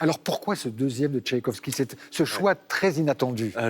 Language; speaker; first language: French; native; French